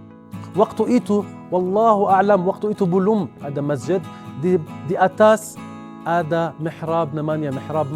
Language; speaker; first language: Indonesian; non-native, learner; Arabic